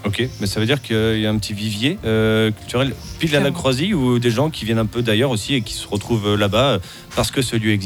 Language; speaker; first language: French; native; French